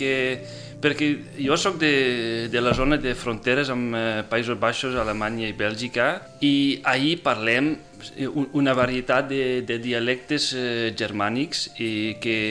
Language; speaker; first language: Catalan; non-native, fluent; Dutch